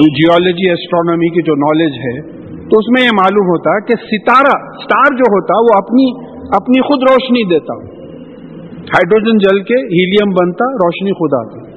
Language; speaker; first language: Urdu; native; Urdu